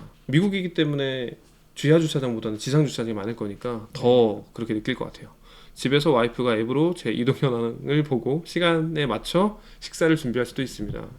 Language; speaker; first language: Korean; native; Korean